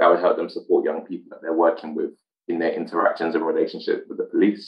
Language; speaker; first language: English; native; English